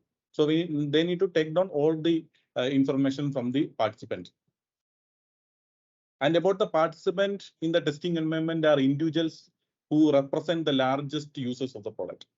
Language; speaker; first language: English; non-native, local second language; Malayalam